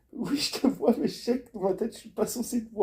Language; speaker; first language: French; native; French